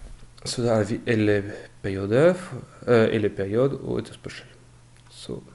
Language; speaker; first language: Norwegian; non-native, fluent; French